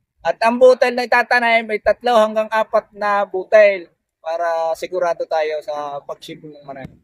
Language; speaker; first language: Filipino; native; Filipino